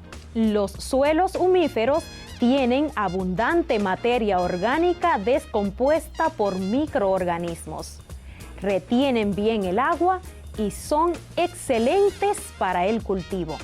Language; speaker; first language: Spanish; native; Spanish